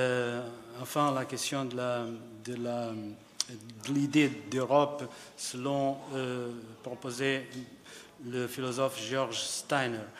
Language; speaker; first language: French; non-native, fluent; Portuguese